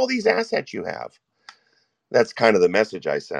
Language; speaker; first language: English; native; English